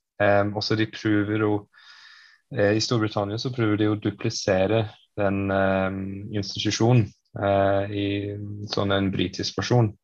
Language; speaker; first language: Norwegian; non-native, fluent; English